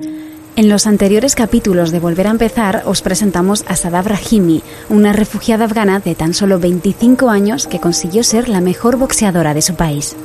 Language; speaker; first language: Spanish; native; Spanish